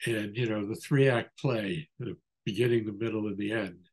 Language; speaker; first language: English; native; English